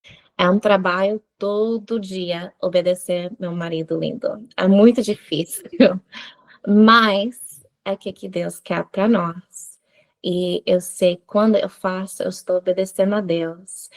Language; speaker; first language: Portuguese; non-native, fluent; English